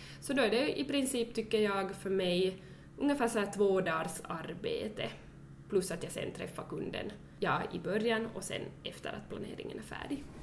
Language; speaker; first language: Swedish; native; Swedish